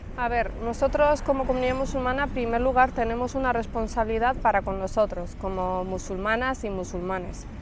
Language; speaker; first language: Spanish; early bilingual, other home language; Arabic